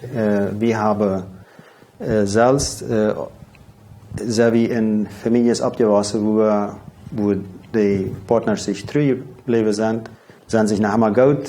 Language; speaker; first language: German; non-native, local second language; Plautdietsch